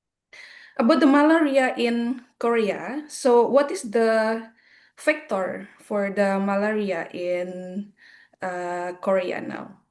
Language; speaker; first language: English; non-native, fluent; Indonesian